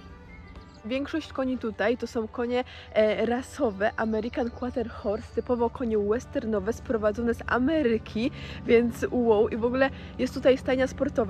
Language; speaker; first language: Polish; native; Polish